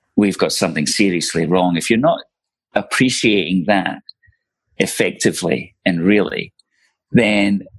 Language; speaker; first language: English; native; English